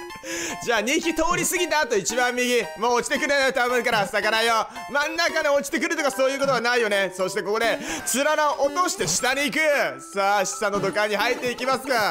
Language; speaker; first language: Japanese; native; Japanese